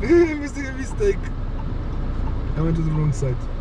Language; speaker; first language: English; non-native, learner; Portuguese